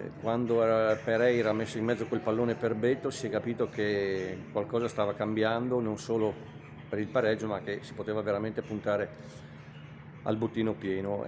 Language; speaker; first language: Italian; native; Italian